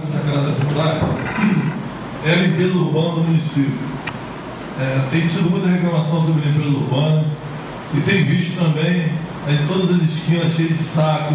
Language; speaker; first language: Portuguese; native; Portuguese